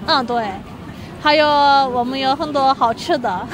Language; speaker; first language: Chinese; non-native, learner; Turkish